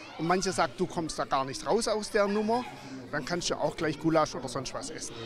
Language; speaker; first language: German; native; German